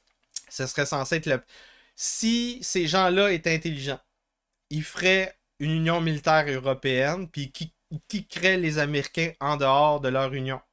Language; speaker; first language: French; native; French